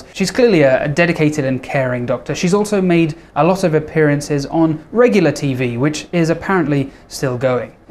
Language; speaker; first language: English; native; English